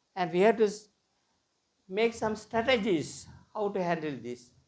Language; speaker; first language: English; non-native, local second language; Tamil